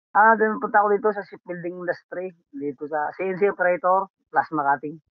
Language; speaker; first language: Filipino; native; Filipino